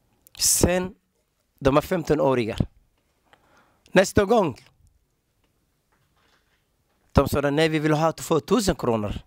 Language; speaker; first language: Swedish; non-native, learner; Somali